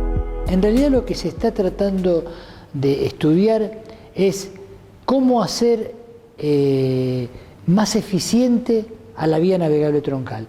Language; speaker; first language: Spanish; native; Spanish